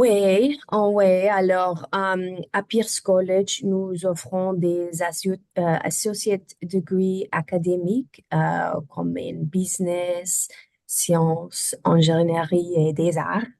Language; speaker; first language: French; non-native, learner; German